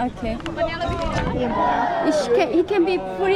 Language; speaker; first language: English; non-native, learner; Korean